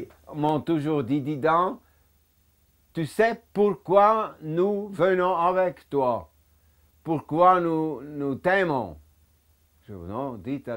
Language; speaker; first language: French; non-native, local second language; German